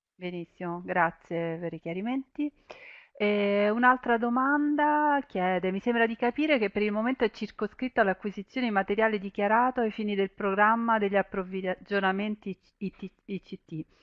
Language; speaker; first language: Italian; native; Italian